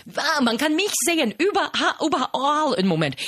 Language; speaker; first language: German; non-native, fluent; English